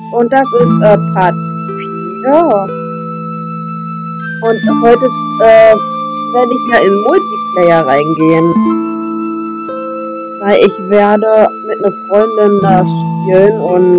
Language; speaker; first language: German; native; German